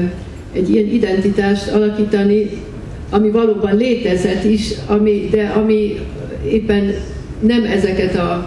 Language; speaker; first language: Hungarian; early bilingual, heritage; Hungarian